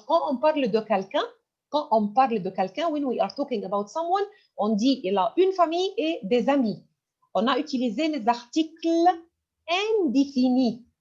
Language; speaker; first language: French; non-native, fluent; Arabic